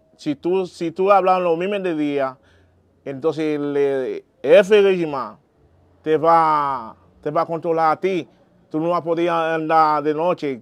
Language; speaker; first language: Spanish; non-native, learner; Haitian Creole